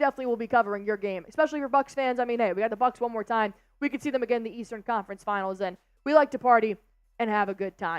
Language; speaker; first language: English; native; English